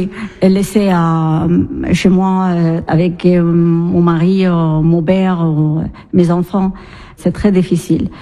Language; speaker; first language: French; non-native, learner; Arabic